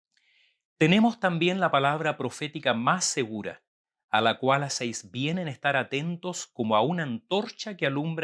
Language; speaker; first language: Spanish; native; Spanish